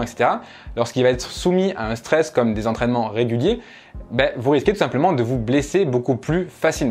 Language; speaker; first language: French; native; French